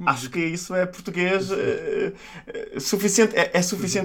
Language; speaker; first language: Portuguese; non-native, fluent; Italian